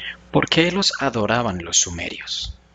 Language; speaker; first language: Spanish; native; Spanish